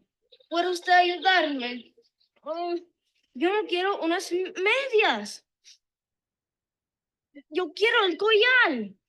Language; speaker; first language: Spanish; non-native, learner; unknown